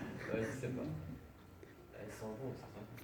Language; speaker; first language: French; non-native, fluent; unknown